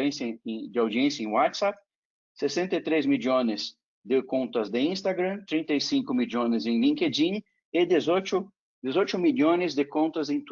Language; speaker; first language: Spanish; non-native, fluent; Portuguese